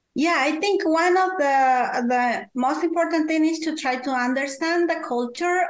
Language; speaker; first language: English; non-native, fluent; Spanish